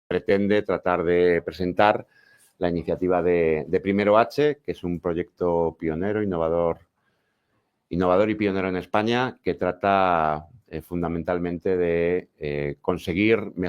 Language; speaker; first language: Spanish; native; Spanish